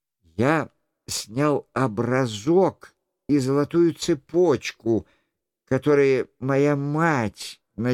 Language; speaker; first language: Russian; native; Russian